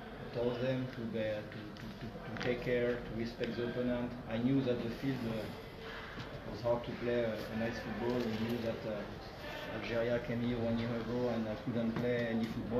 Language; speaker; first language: English; non-native, fluent; French